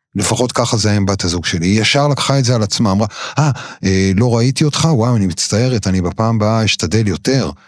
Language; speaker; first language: Hebrew; native; Hebrew